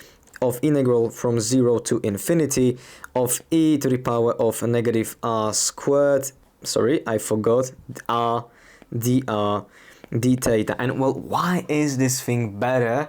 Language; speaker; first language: English; non-native, fluent; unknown